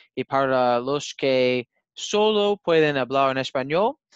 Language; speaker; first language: Spanish; non-native, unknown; English